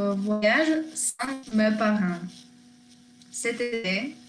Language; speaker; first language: French; non-native, fluent; Russian